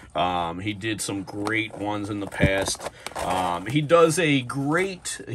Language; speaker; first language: English; native; English